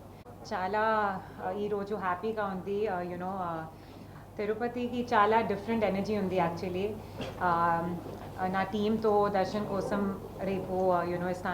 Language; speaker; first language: Telugu; non-native, learner; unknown